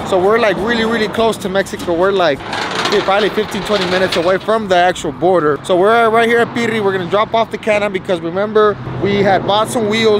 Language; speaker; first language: English; early bilingual, other home language; Spanish